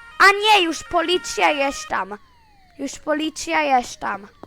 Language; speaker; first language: Polish; early bilingual, heritage; Polish